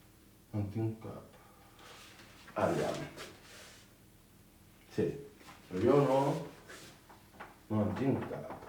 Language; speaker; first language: Catalan; non-native, fluent; Akan